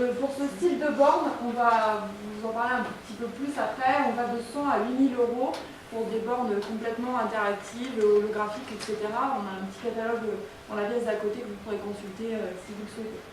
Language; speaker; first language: French; native; French